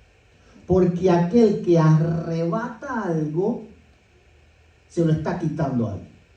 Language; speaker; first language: Spanish; native; Spanish